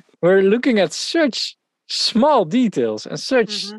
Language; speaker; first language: English; non-native, fluent; Dutch